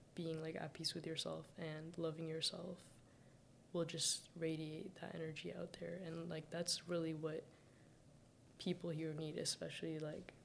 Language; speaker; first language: English; early bilingual, other home language; Arabic